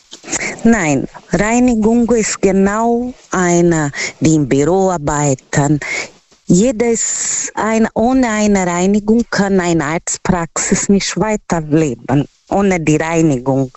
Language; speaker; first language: German; non-native, fluent; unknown